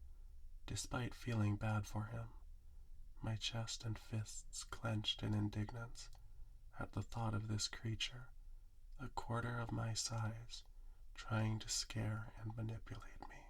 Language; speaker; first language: English; native; English